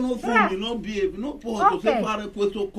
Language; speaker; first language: Italian; non-native, learner; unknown